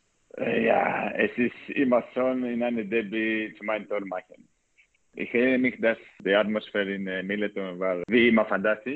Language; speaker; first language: German; non-native, learner; Greek